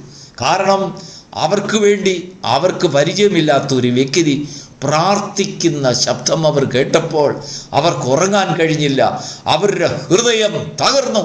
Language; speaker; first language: Malayalam; native; Malayalam